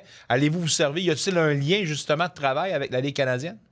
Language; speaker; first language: French; native; French